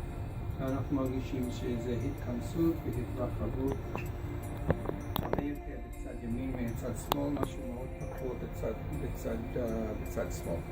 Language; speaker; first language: Hebrew; non-native, fluent; English